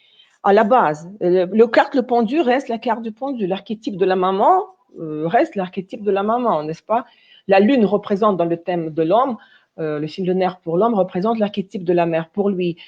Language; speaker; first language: French; non-native, fluent; Russian